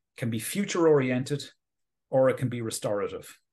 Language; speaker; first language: English; native; English